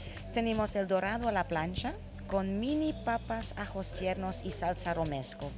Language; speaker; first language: Spanish; non-native, learner; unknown